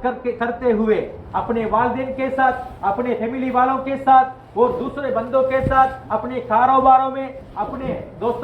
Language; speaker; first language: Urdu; non-native, fluent; Tamil